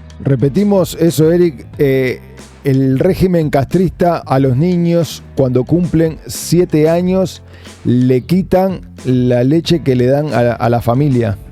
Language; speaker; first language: Spanish; native; Spanish